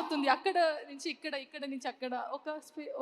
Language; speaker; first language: Telugu; non-native, learner; Kannada